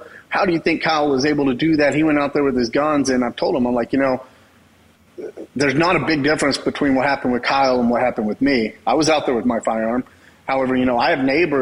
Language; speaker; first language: English; native; English